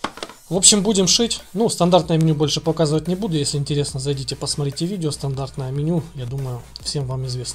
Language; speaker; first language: Russian; native; Russian